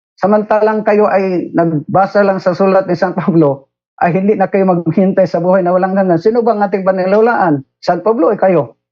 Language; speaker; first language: Filipino; non-native, local second language; Cebuano